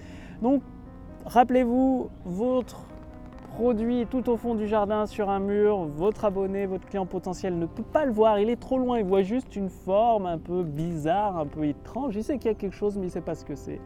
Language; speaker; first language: French; native; French